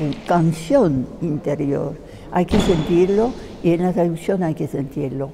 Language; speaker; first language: Spanish; non-native, fluent; French